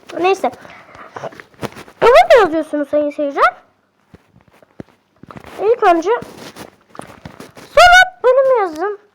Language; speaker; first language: Turkish; native; Turkish